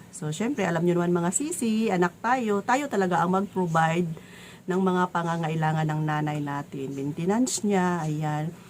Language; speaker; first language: Filipino; native; Filipino